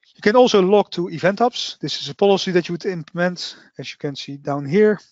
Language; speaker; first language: English; non-native, fluent; Dutch